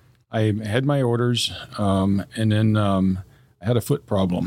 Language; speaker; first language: English; native; English